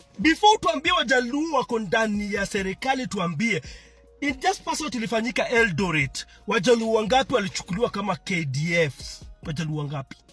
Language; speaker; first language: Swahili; non-native, local second language; Luo (Kenya and Tanzania)